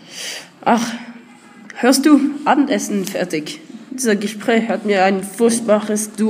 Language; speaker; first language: German; non-native, learner; French